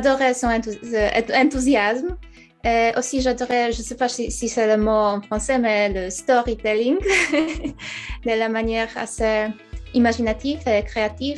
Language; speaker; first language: French; non-native, fluent; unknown